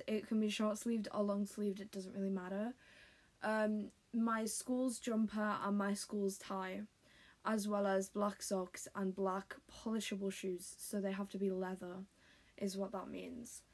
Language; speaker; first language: English; native; English